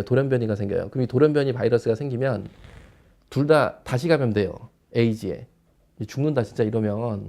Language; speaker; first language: Korean; native; Korean